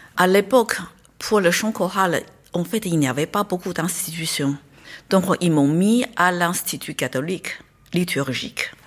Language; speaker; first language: French; non-native, fluent; Chinese